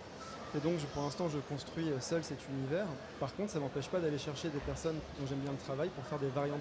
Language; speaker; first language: French; native; French